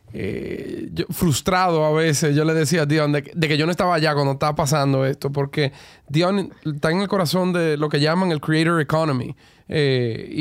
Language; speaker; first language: Spanish; native; Spanish